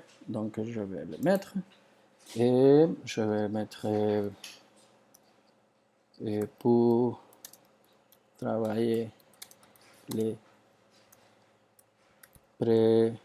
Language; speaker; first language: French; non-native, fluent; Spanish